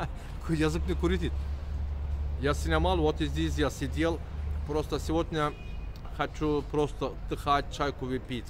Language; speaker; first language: Russian; non-native, learner; Turkish